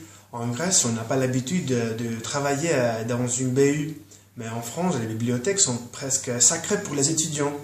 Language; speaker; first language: French; non-native, fluent; Greek